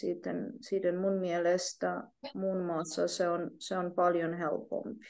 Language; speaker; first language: Finnish; non-native, fluent; Ukrainian